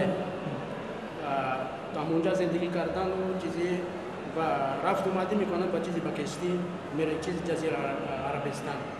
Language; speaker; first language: Persian; non-native, learner; Malagasy